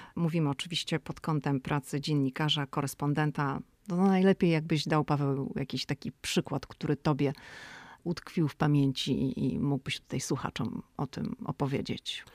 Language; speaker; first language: Polish; native; Polish